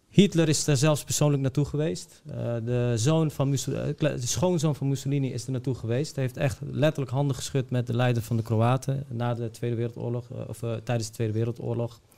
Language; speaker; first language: Dutch; early bilingual, other home language; Bosnian